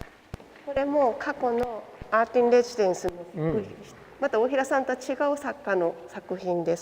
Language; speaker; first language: Japanese; native; Japanese